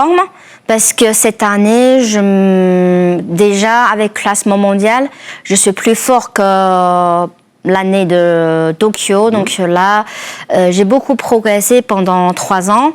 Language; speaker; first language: French; non-native, fluent; Chinese